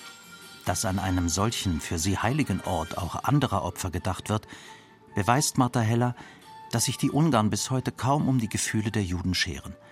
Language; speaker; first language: German; native; German